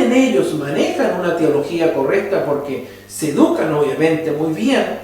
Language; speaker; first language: Spanish; native; Spanish